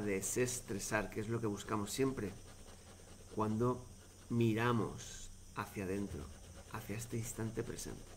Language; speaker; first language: Spanish; native; Spanish